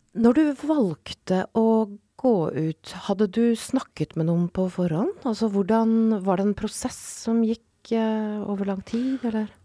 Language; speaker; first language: Norwegian; native; Norwegian